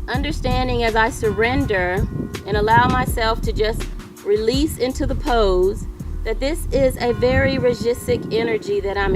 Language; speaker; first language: English; native; English